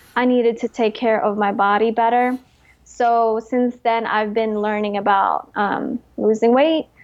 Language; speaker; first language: English; early bilingual, other home language; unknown